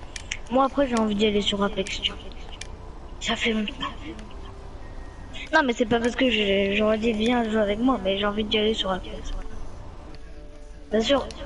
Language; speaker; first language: French; native; French